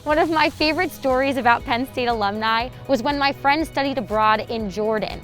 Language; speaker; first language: English; native; English